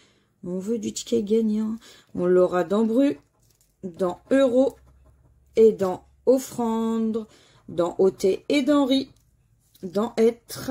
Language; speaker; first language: French; native; French